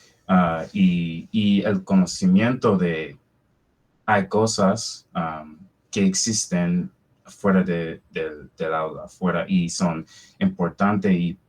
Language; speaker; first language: Spanish; non-native, fluent; English